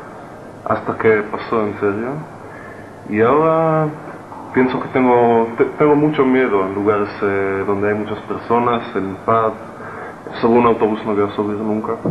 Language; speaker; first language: Spanish; non-native, learner; Hebrew